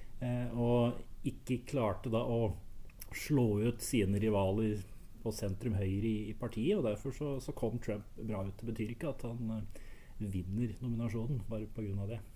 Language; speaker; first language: Norwegian; native; Norwegian